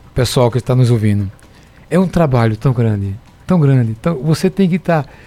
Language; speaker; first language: Portuguese; native; Portuguese